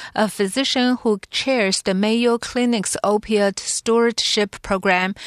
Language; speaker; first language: English; non-native, fluent; Chinese